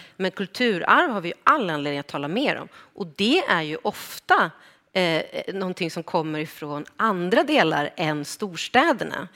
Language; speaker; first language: Swedish; native; Swedish